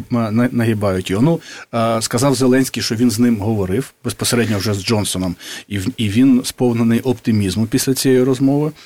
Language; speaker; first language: Ukrainian; native; Ukrainian